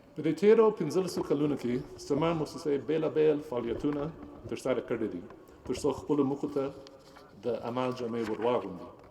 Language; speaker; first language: Pashto; non-native, fluent; English